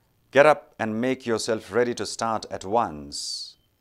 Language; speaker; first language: English; non-native, local second language; Persian